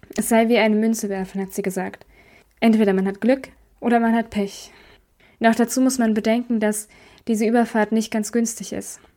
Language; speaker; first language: German; native; German